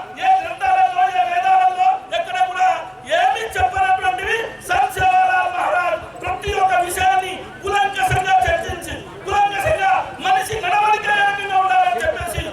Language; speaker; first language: Telugu; non-native, local second language; Lambadi